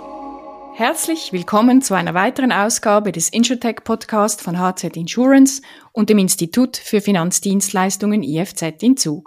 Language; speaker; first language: German; native; German